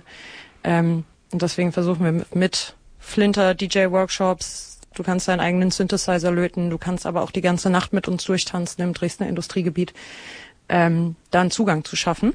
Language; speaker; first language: German; native; German